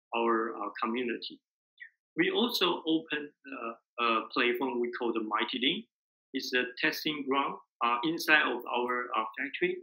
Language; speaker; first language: English; non-native, learner; Chinese